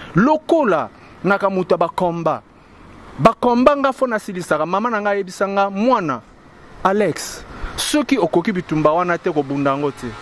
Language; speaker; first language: Lingala; native; Lingala